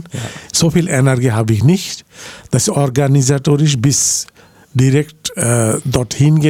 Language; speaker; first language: German; non-native, learner; Bangla